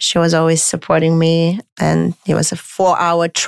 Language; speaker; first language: English; non-native, fluent; Romanian